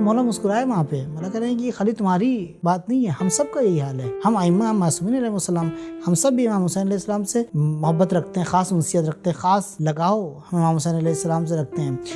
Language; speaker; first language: Urdu; native; Urdu